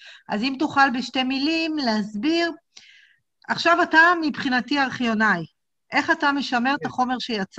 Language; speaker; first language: Hebrew; native; Hebrew